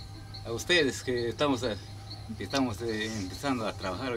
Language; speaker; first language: Spanish; native; Spanish